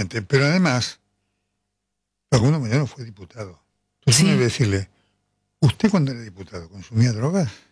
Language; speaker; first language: Spanish; native; Spanish